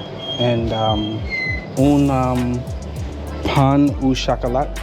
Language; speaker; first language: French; non-native, learner; English